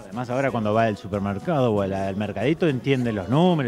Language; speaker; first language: Spanish; native; Spanish